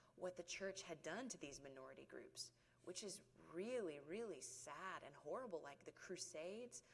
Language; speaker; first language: English; native; English